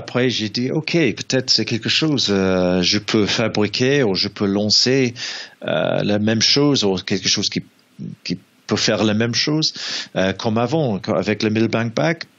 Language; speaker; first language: French; non-native, learner; English